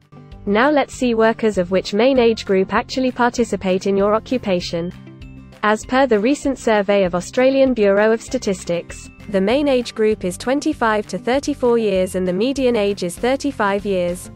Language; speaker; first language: English; non-native, local second language; Hindi